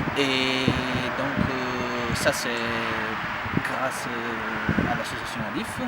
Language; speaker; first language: French; non-native, fluent; Italian